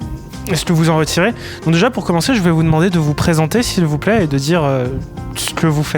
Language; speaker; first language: French; native; French